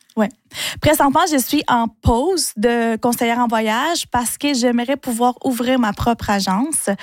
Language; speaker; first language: French; non-native, fluent; Spanish